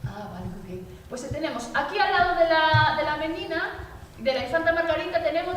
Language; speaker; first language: Spanish; native; Spanish